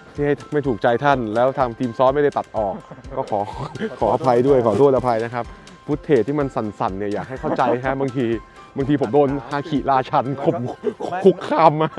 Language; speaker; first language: Thai; native; Thai